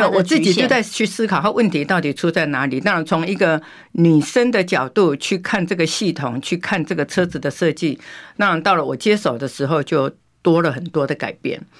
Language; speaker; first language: Chinese; native; Chinese